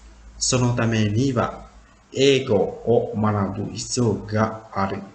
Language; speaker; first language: Japanese; non-native, fluent; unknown